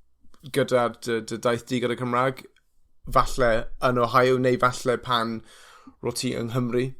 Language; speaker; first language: Welsh; non-native, fluent; English